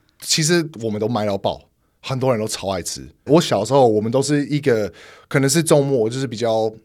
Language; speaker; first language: Chinese; non-native, fluent; English